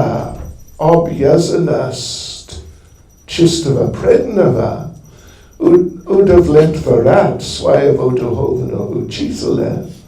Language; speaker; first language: Russian; non-native, learner; English